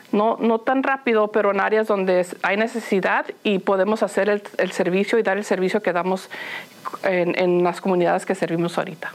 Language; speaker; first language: Spanish; early bilingual, heritage; Spanish